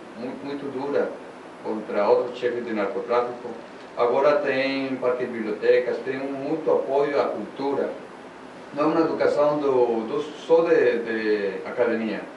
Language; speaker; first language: Portuguese; non-native, learner; Spanish